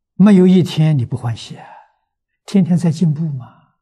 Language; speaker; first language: Chinese; native; Chinese